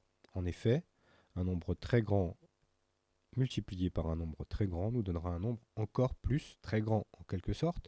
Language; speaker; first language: French; native; French